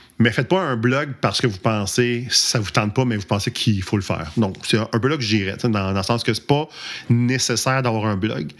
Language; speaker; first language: French; native; French